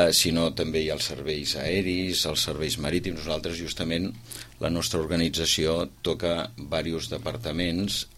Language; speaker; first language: Catalan; native; Catalan